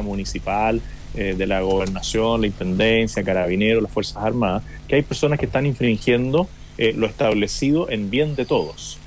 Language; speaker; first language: Spanish; native; Spanish